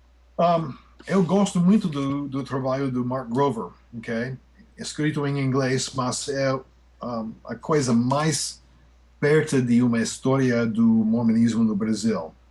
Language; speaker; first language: Portuguese; non-native, fluent; English